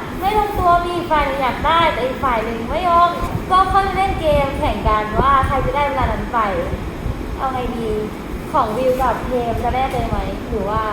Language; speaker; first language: Thai; native; Thai